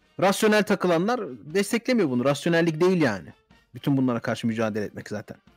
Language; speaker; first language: Turkish; early bilingual, heritage; Turkish